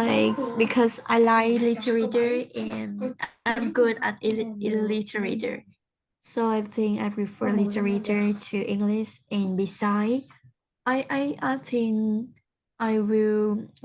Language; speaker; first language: English; non-native, learner; Vietnamese